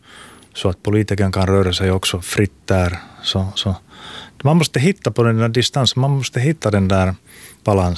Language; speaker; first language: Swedish; non-native, local second language; Finnish